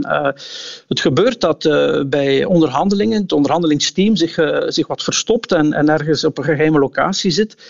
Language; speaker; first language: Dutch; native; Dutch